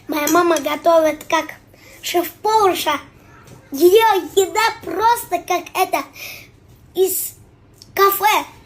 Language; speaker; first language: Russian; non-native, local second language; Kazakh